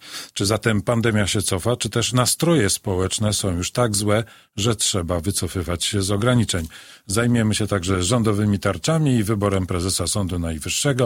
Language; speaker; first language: Polish; native; Polish